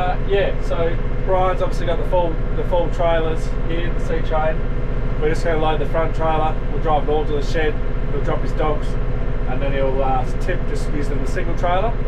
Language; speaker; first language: English; native; English